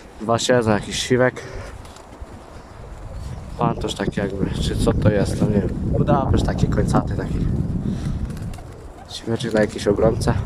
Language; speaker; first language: Polish; native; Polish